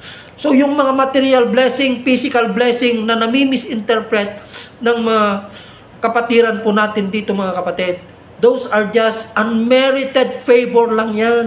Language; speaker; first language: Filipino; native; Filipino